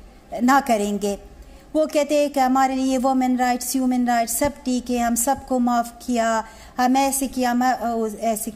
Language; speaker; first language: Hindi; non-native, learner; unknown